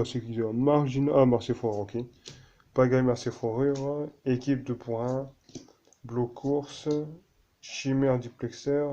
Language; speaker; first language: French; native; French